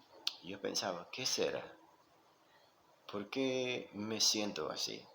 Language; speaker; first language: Spanish; non-native, local second language; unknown